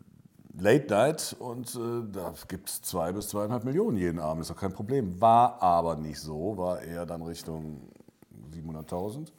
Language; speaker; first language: German; native; German